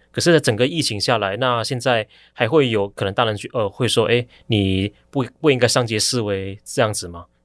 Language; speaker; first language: Chinese; native; Chinese